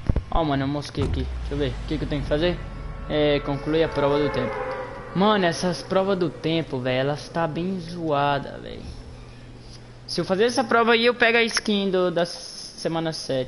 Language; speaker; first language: Portuguese; native; Portuguese